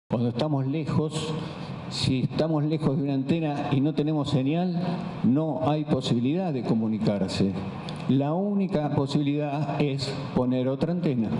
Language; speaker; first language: Spanish; native; Spanish